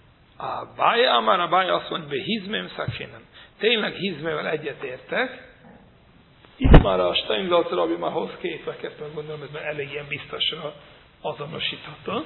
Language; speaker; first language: Hungarian; non-native, fluent; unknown